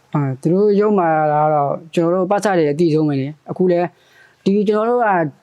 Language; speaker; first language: Burmese; non-native, local second language; Karen languages